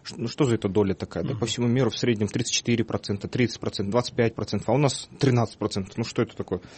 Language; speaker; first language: Russian; non-native, local second language; Kyrgyz